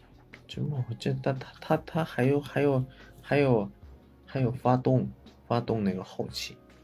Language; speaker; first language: Chinese; non-native, learner; Korean